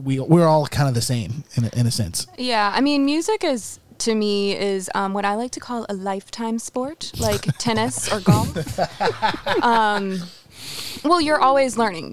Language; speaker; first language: English; native; English